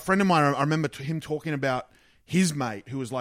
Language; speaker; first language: English; native; English